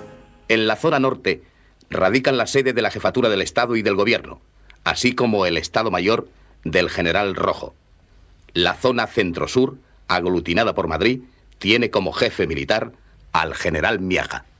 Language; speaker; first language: Spanish; native; Spanish